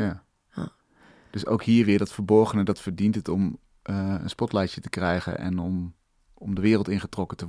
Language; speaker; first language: Dutch; native; Dutch